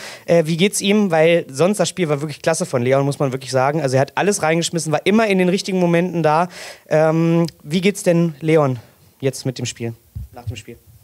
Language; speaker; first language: German; native; German